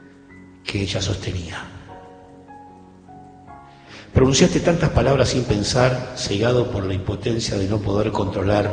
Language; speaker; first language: Spanish; native; Spanish